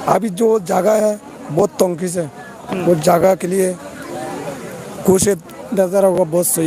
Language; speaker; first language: Hindi; non-native, learner; Rohingya